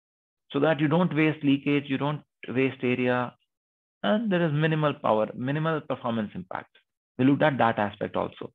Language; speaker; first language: English; non-native, local second language; Hindi